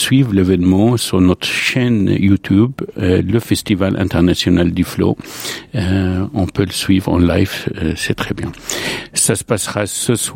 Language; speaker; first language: French; non-native, local second language; Arabic